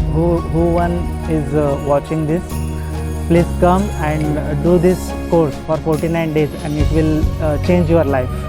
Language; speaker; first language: English; non-native, local second language; Hindi